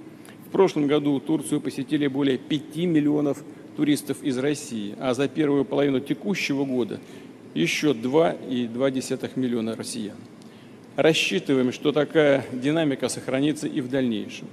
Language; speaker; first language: Russian; native; Russian